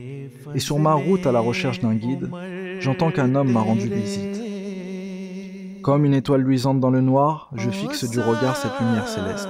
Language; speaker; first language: French; native; French